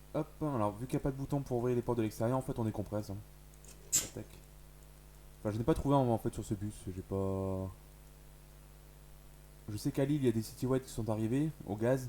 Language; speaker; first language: French; native; French